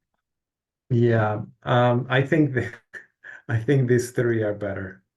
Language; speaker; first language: English; non-native, fluent; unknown